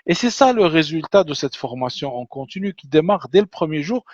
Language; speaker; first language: French; non-native, local second language; Arabic